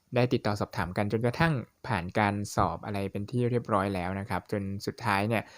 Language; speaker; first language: Thai; native; Thai